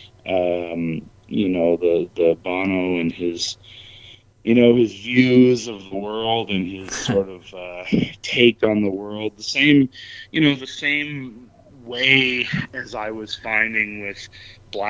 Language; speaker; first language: English; native; English